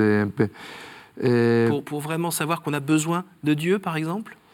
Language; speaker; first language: French; native; French